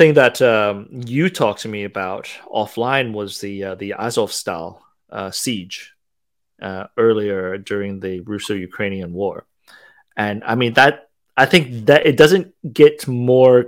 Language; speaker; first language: English; non-native, local second language; Cantonese